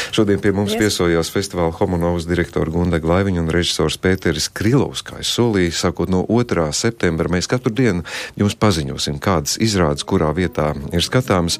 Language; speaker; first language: Latvian; native; Latvian